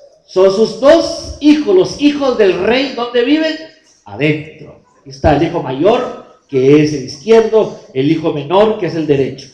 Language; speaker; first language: Spanish; native; Spanish